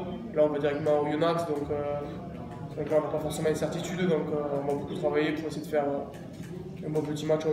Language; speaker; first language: French; native; French